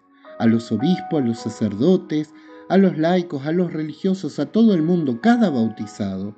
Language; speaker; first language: Spanish; native; Spanish